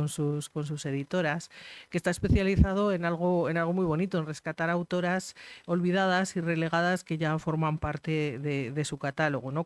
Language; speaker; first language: Spanish; native; Spanish